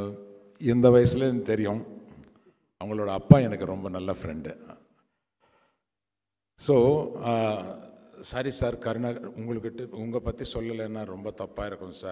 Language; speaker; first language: Tamil; non-native, local second language; Telugu